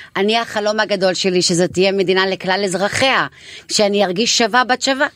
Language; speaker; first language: Hebrew; non-native, local second language; Arabic